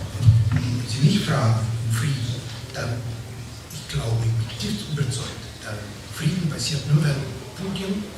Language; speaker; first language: German; non-native, learner; Russian